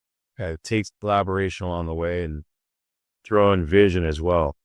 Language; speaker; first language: English; native; English